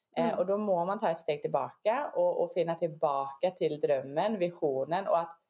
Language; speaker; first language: Swedish; native; Swedish